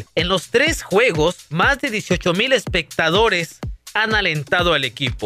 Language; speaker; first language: Spanish; native; Spanish